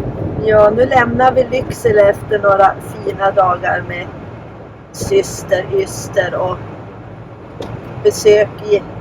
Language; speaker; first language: Swedish; native; Swedish